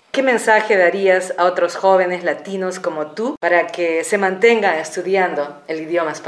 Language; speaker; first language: Spanish; native; Spanish